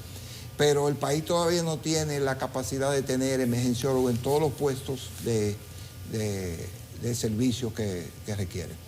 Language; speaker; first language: Spanish; native; Spanish